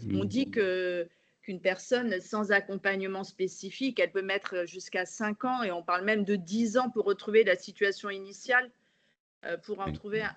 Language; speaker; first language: French; native; French